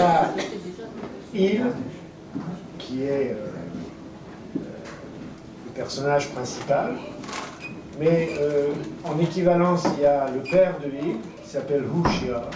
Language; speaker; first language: French; early bilingual, other home language; Persian